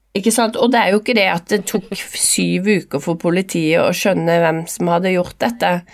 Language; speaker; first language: Norwegian; native; Norwegian